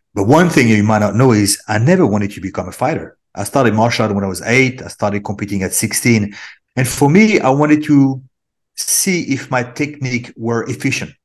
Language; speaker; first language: English; non-native, fluent; French